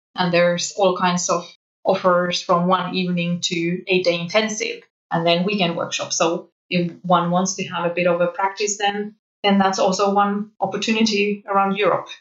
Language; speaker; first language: English; non-native, fluent; Finnish